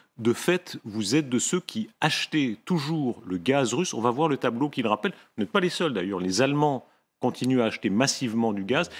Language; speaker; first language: French; native; French